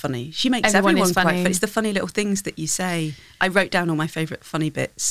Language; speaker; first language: English; native; English